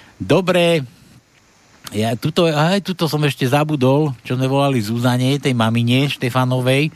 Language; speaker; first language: Slovak; native; Slovak